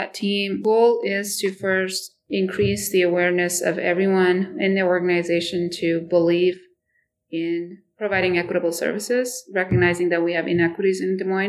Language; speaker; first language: English; non-native, local second language; Nepali